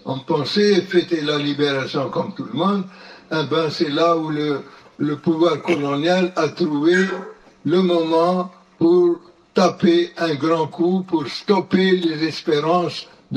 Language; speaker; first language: French; non-native, local second language; Arabic